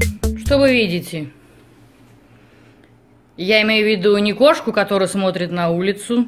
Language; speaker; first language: Russian; native; Russian